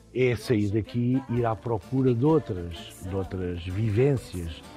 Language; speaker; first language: Portuguese; native; Portuguese